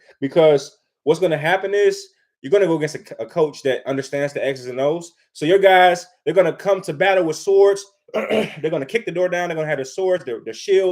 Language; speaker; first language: English; native; English